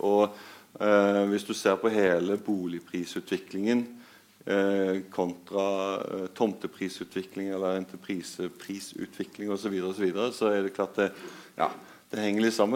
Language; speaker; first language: Norwegian; native; Norwegian